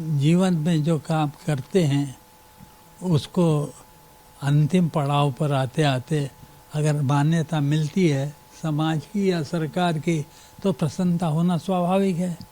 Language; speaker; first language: Hindi; native; Hindi